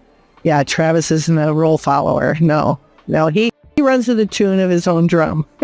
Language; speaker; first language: English; native; English